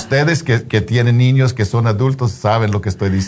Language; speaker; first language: Spanish; early bilingual, heritage; Spanish